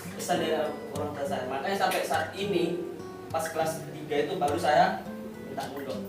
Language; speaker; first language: Indonesian; non-native, local second language; Madurese